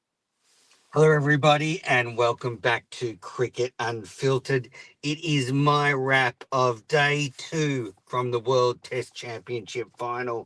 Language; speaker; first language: English; native; English